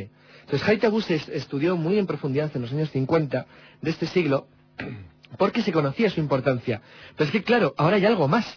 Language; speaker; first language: Spanish; native; Spanish